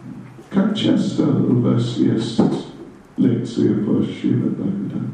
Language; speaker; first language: Russian; non-native, learner; English